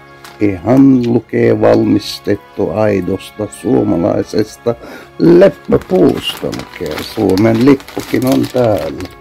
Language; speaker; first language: Finnish; non-native, fluent; Turkish